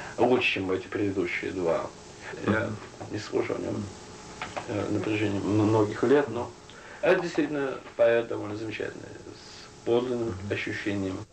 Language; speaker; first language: Russian; native; Russian